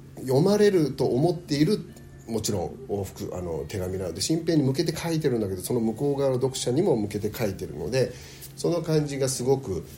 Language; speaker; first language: Japanese; early bilingual, heritage; Japanese